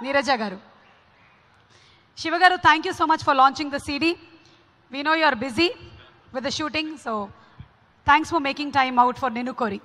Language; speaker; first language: Telugu; native; Telugu